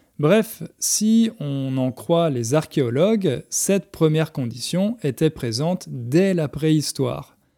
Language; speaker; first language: French; native; French